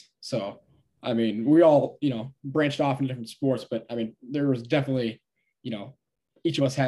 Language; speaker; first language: English; native; English